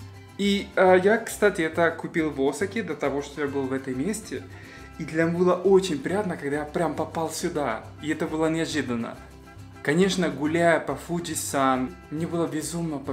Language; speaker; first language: Russian; non-native, fluent; Spanish